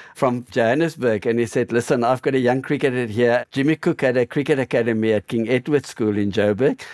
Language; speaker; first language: English; native; English